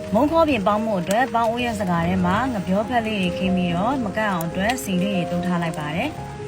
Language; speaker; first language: Burmese; native; Burmese